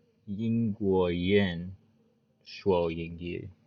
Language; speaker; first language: Chinese; non-native, learner; English